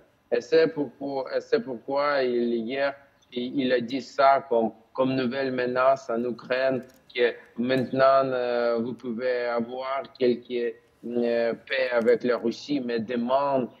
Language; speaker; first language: French; non-native, learner; Ukrainian